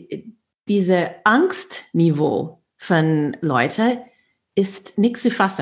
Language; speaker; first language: German; non-native, fluent; English